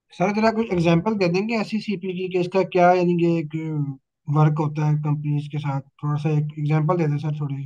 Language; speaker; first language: Urdu; native; Urdu